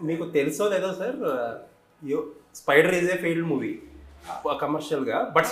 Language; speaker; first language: Telugu; native; Telugu